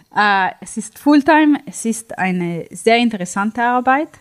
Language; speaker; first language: German; non-native, fluent; Hebrew